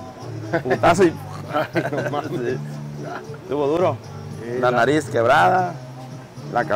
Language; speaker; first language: Spanish; native; Spanish